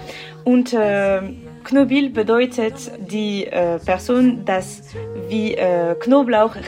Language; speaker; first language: German; non-native, local second language; French